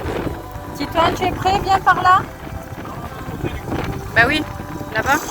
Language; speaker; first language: French; native; French